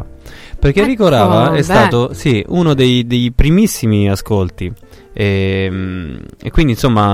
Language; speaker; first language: Italian; native; Italian